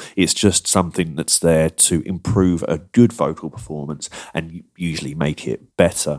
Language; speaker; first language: English; native; English